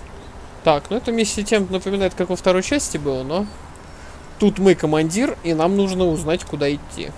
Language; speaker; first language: Russian; native; Russian